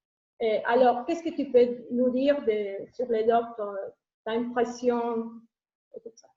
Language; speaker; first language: French; non-native, learner; Spanish